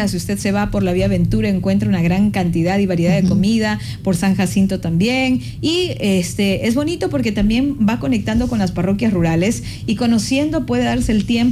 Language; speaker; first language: Spanish; native; Spanish